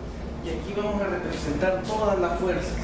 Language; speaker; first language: Spanish; native; Spanish